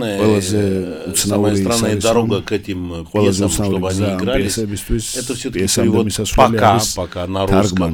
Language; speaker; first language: Russian; non-native, fluent; Romanian